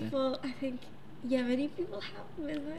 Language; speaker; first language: English; non-native, fluent; Arabic